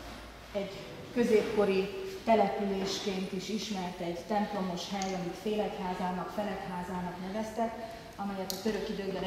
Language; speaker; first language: Hungarian; native; Hungarian